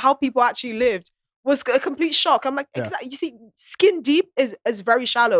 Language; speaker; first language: English; non-native, local second language; Akan